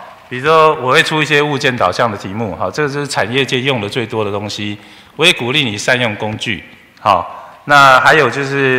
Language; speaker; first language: Chinese; native; Chinese